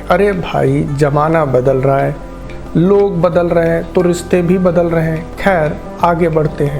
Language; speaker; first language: Hindi; native; Hindi